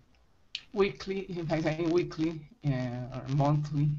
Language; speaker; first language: English; non-native, learner; Spanish